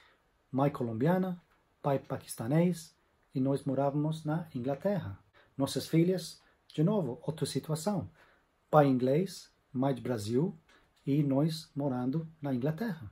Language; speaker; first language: Portuguese; non-native, fluent; English